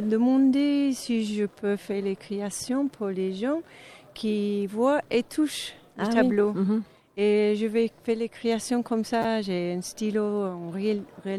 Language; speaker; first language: French; non-native, fluent; English